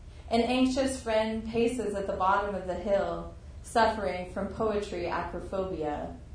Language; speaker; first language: English; native; English